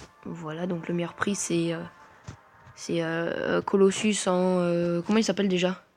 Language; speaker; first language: French; native; French